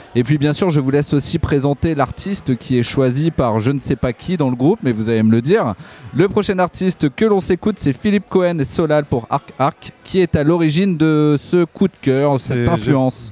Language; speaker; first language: French; native; French